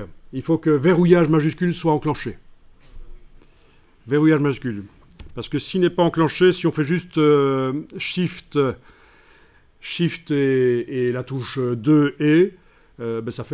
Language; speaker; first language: French; native; French